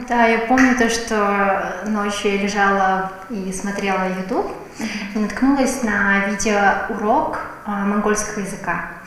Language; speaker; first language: Russian; native; Russian